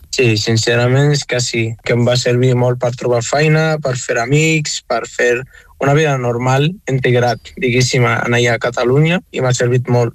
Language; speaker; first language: Catalan; non-native, fluent; Arabic